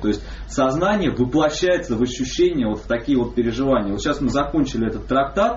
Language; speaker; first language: Russian; native; Russian